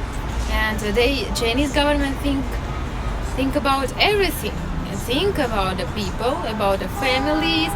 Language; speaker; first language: English; non-native, learner; Russian